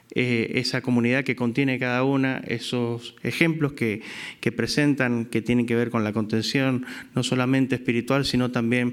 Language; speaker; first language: Spanish; native; Spanish